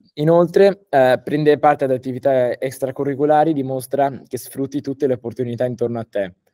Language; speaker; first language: Italian; early bilingual, heritage; Italian